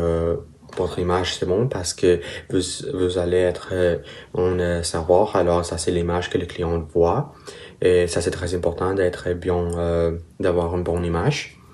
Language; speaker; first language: French; non-native, learner; Spanish